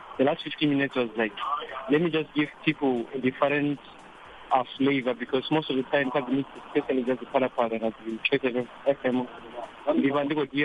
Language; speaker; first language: English; non-native, local second language; Venda